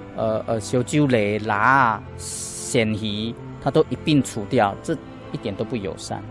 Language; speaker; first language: Chinese; native; Chinese